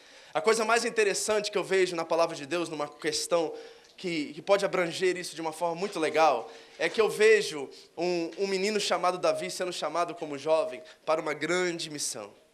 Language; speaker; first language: Portuguese; native; Portuguese